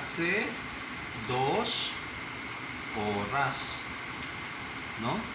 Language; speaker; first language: Spanish; non-native, fluent; Filipino